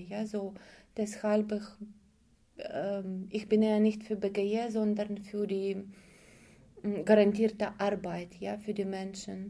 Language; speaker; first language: German; non-native, learner; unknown